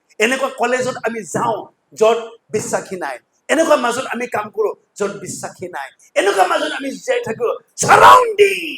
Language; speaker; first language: Assamese; non-native, local second language; Bodo